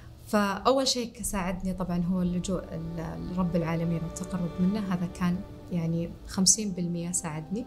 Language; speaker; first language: Arabic; native; Arabic